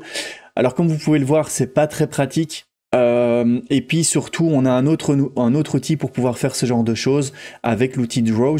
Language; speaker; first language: French; native; French